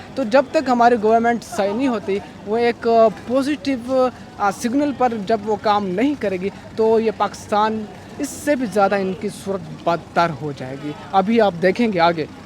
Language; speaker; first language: Urdu; non-native, local second language; Punjabi